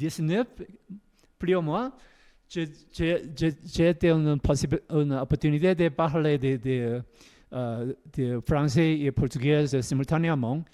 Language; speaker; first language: French; non-native, learner; Korean